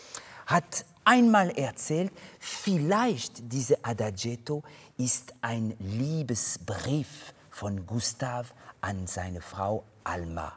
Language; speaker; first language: German; non-native, fluent; French